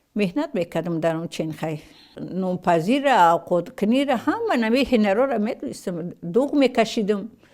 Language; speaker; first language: Tajik; non-native, local second language; Russian